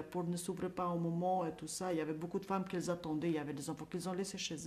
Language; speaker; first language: French; non-native, fluent; Albanian